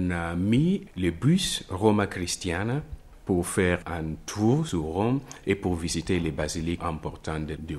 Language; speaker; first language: French; non-native, fluent; Italian